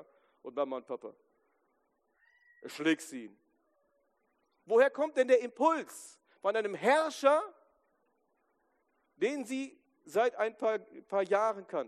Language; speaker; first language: German; native; German